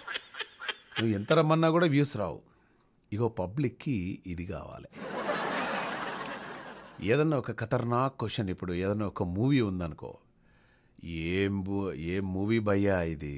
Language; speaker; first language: Telugu; native; Telugu